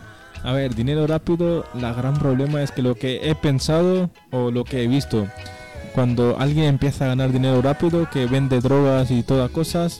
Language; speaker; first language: Spanish; non-native, learner; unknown